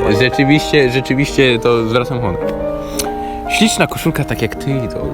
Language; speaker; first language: Polish; native; Polish